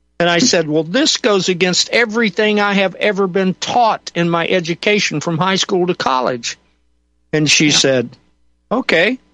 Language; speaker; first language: English; native; English